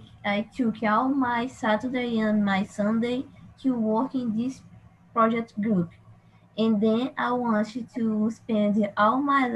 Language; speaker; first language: English; non-native, learner; Portuguese